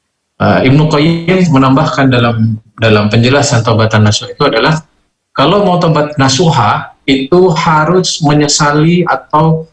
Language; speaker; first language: Indonesian; native; Indonesian